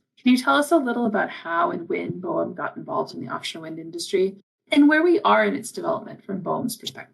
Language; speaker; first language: English; native; English